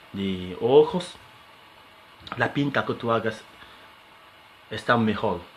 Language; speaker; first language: Spanish; non-native, learner; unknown